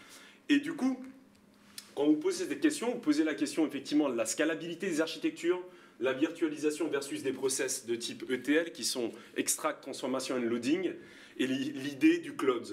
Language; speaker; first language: French; native; French